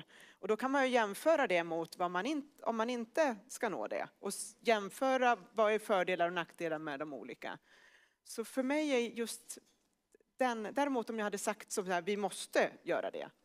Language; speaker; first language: Swedish; native; Swedish